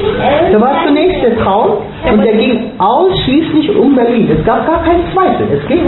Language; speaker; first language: German; native; German